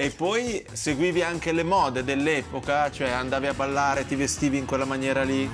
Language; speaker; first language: Italian; native; Italian